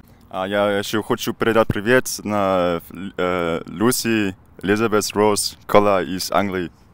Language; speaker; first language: Russian; non-native, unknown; German